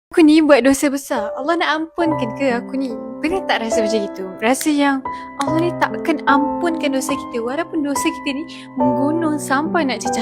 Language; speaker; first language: Malay; native; Malay